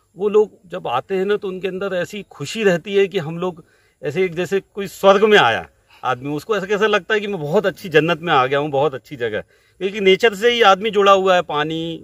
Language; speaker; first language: Hindi; native; Hindi